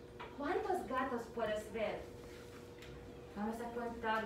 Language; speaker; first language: Spanish; early bilingual, heritage; Spanish